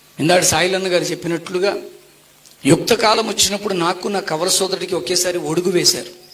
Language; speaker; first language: Telugu; non-native, local second language; Tamil